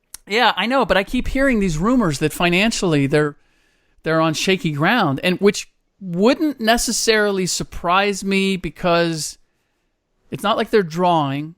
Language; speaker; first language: English; native; English